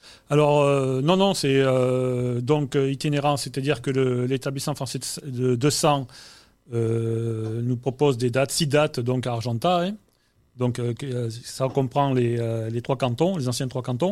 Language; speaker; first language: French; native; French